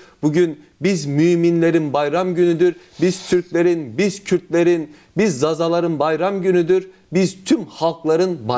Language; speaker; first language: Turkish; native; Turkish